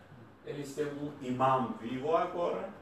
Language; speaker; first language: Portuguese; non-native, learner; Persian